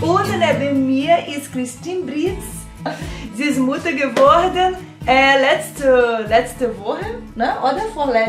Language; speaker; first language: German; non-native, learner; Portuguese